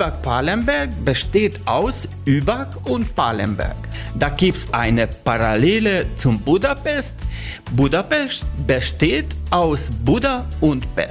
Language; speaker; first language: German; non-native, learner; Hungarian